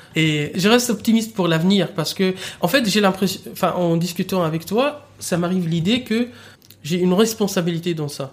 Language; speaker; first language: French; non-native, fluent; Arabic